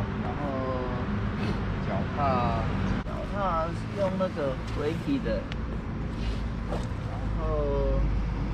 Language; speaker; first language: Chinese; native; Chinese